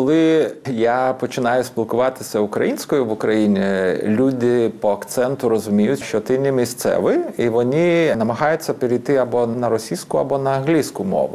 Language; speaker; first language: Ukrainian; non-native, fluent; Lithuanian